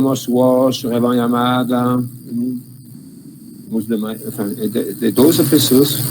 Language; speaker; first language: Portuguese; non-native, learner; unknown